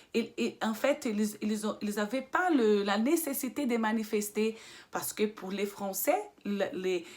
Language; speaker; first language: French; non-native, fluent; Portuguese